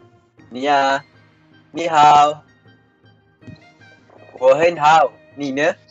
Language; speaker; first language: Chinese; non-native, learner; Malay